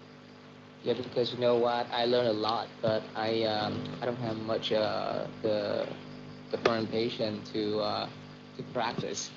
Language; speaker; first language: English; non-native, learner; Vietnamese